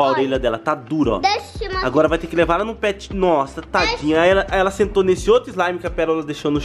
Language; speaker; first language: Portuguese; native; Portuguese